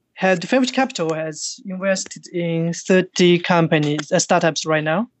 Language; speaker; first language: English; non-native, fluent; Chinese